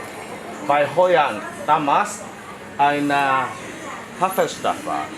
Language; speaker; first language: German; non-native, learner; Vietnamese